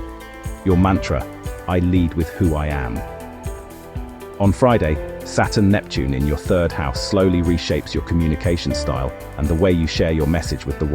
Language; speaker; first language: English; native; English